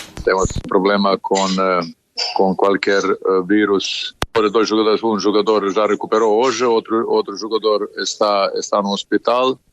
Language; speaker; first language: Portuguese; non-native, learner; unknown